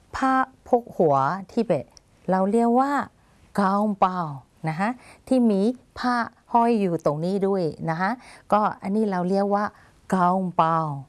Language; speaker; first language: Thai; non-native, fluent; Burmese